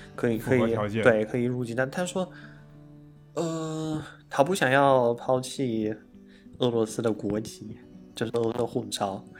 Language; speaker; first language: Chinese; non-native, fluent; Russian